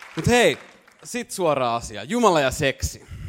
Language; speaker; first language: Finnish; native; Finnish